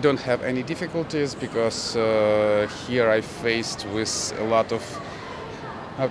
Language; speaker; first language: English; non-native, learner; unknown